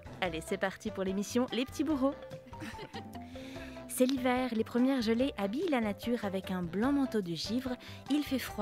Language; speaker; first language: French; native; French